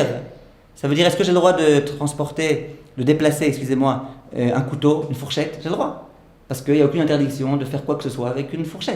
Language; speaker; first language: French; native; French